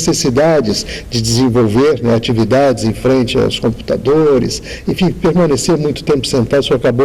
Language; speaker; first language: Portuguese; native; Portuguese